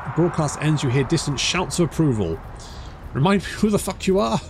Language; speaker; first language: English; native; English